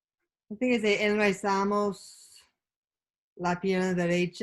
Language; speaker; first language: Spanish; non-native, learner; English